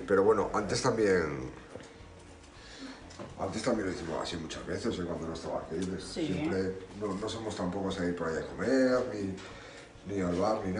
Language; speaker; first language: Spanish; native; Spanish